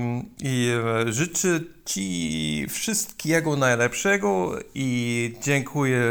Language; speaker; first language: Polish; non-native, learner; German